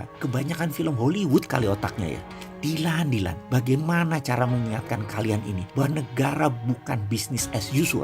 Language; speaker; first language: Indonesian; native; Indonesian